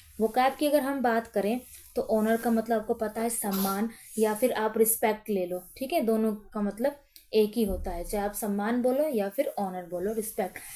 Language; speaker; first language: Hindi; native; Hindi